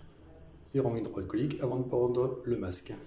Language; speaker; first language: French; native; French